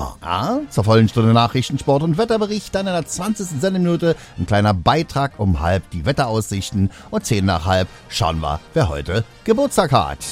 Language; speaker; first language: German; native; German